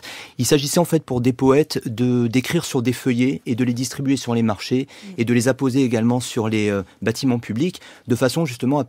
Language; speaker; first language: French; native; French